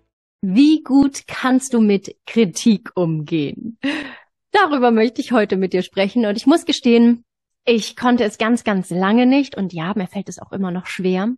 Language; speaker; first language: German; native; German